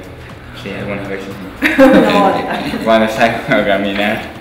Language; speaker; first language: Italian; non-native, learner; Spanish